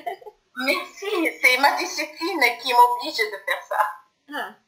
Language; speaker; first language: French; non-native, local second language; Arabic